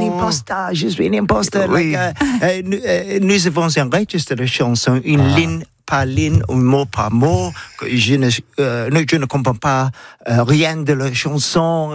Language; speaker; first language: French; non-native, learner; English